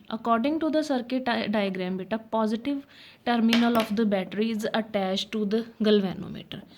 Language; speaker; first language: English; non-native, local second language; Punjabi